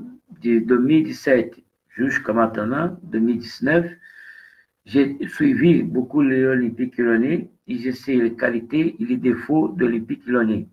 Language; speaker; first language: French; non-native, fluent; Portuguese